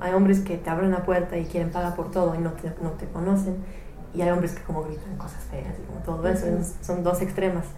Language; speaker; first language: Spanish; non-native, fluent; English